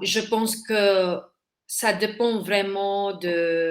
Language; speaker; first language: French; non-native, learner; Filipino